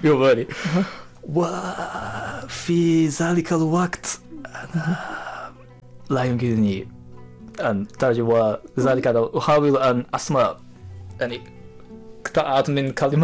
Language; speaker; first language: Arabic; non-native, fluent; Japanese